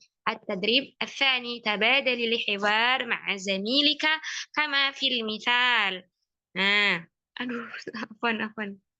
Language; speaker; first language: Arabic; non-native, fluent; Indonesian